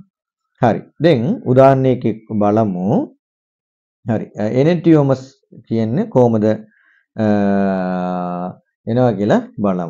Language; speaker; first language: Sinhala; non-native, local second language; Tamil